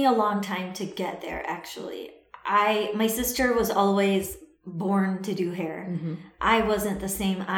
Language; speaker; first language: English; early bilingual, other home language; Assyrian Neo-Aramaic